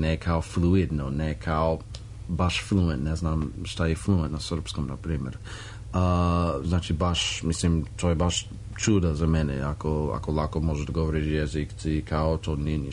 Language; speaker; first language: Serbian; non-native, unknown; English